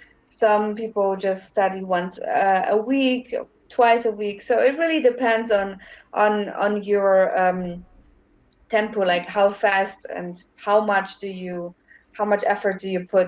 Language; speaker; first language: English; non-native, fluent; German